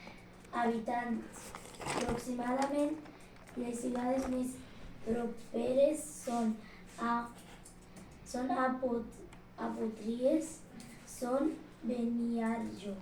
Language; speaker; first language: Catalan; non-native, learner; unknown